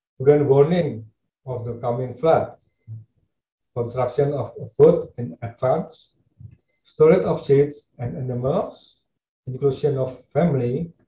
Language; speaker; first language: English; non-native, fluent; Indonesian